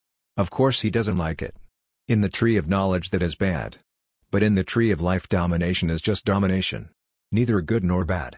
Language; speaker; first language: English; non-native, fluent; Hungarian